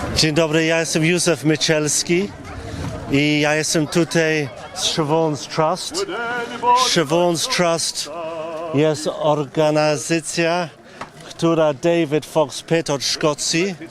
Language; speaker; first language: Polish; early bilingual, heritage; English